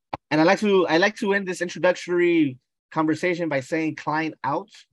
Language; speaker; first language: English; early bilingual, other home language; Spanish